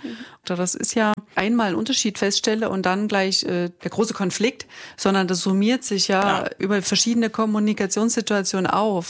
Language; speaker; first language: German; native; German